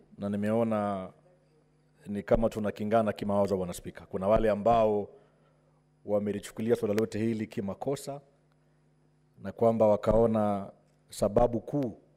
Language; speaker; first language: Swahili; native; Swahili